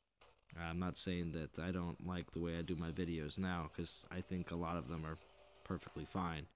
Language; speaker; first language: English; native; English